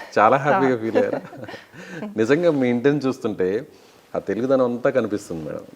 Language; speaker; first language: Telugu; native; Telugu